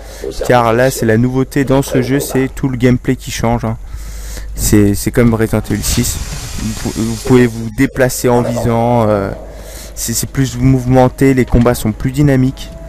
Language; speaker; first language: French; native; French